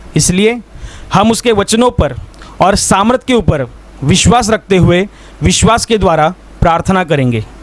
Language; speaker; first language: Hindi; non-native, local second language; Marathi